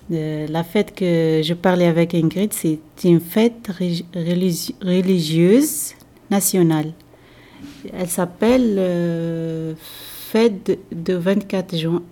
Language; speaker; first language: French; non-native, learner; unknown